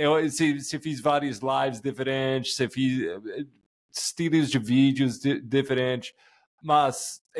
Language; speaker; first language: Portuguese; non-native, fluent; English